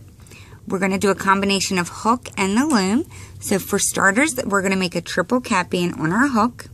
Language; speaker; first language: English; native; English